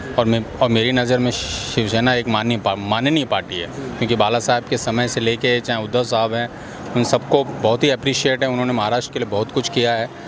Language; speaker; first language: Hindi; native; Hindi